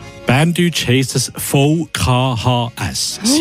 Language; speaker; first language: German; native; German